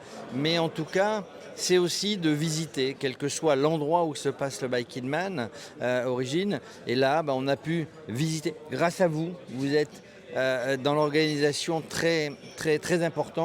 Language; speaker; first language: French; native; French